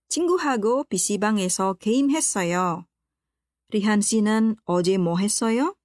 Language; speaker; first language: Korean; non-native, fluent; Indonesian